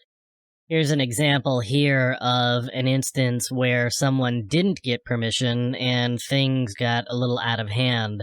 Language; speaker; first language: English; native; English